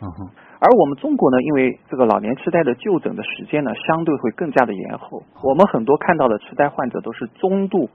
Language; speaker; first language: Chinese; native; Chinese